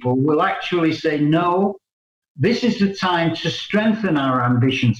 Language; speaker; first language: English; native; English